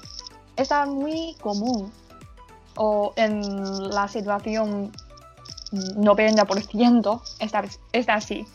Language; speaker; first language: Spanish; non-native, learner; Chinese